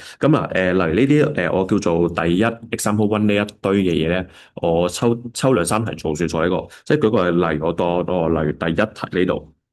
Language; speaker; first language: Cantonese; native; Cantonese